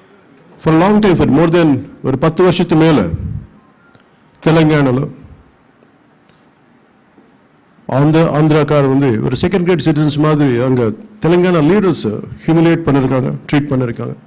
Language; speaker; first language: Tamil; non-native, local second language; Telugu